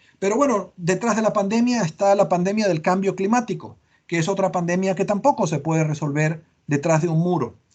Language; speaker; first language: Spanish; native; Spanish